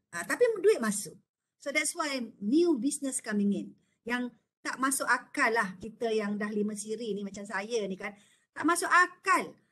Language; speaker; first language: Malay; native; Malay